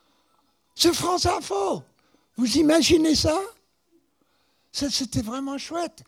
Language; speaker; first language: French; non-native, fluent; English